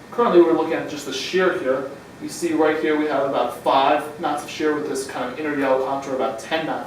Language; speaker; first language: English; native; English